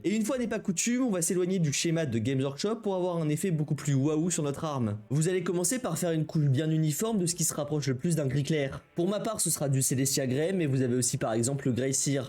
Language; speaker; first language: French; native; French